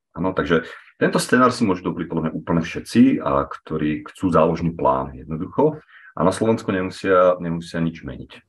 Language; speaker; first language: Slovak; native; Slovak